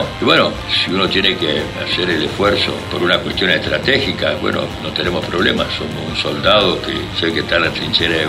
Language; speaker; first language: Spanish; native; Spanish